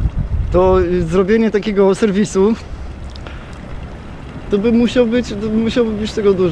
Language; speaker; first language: Polish; native; Polish